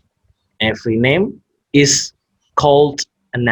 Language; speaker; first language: English; non-native, fluent; Indonesian